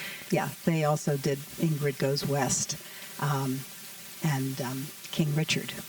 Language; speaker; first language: English; native; English